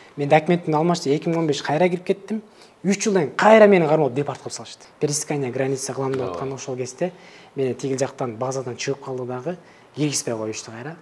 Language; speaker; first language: Kyrgyz; native; Kyrgyz